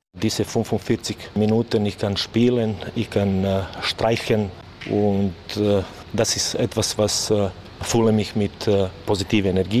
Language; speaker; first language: German; non-native, learner; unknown